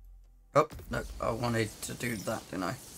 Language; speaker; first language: English; native; English